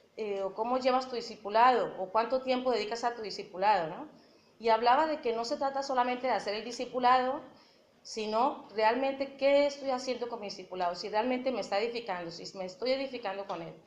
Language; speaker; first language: Spanish; native; Spanish